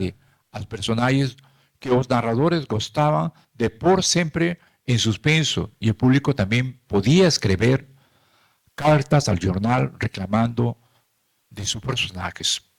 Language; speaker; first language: Portuguese; non-native, fluent; Spanish